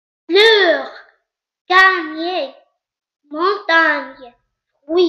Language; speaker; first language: French; non-native, local second language; Arabic